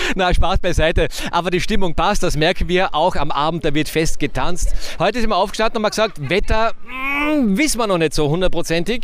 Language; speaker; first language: German; native; German